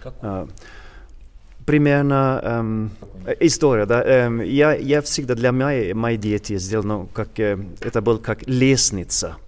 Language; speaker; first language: Russian; non-native, learner; Swedish